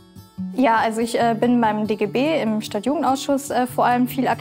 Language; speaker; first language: German; native; German